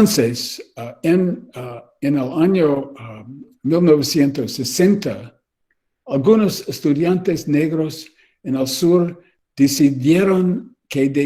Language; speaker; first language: Spanish; non-native, learner; English